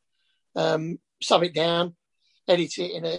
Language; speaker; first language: English; native; English